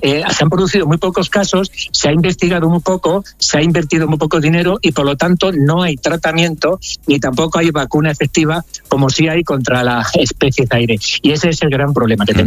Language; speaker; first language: Spanish; native; Spanish